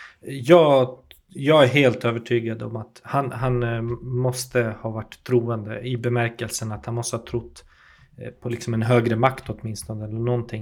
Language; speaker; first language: Swedish; native; Swedish